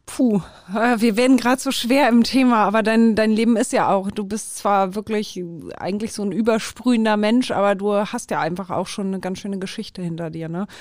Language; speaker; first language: German; native; German